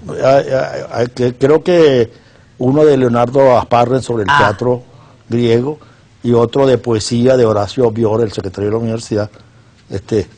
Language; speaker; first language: Spanish; native; Spanish